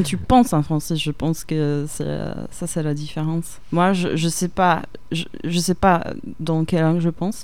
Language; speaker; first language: French; non-native, fluent; Slovak